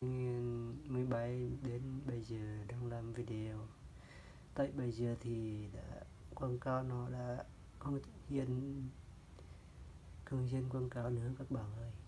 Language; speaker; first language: Vietnamese; non-native, local second language; Jarai